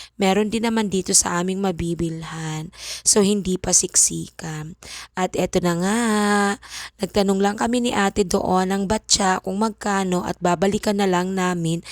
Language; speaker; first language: Filipino; non-native, local second language; Bikol